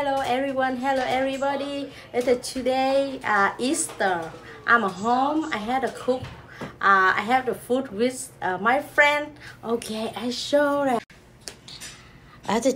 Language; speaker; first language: English; non-native, learner; Vietnamese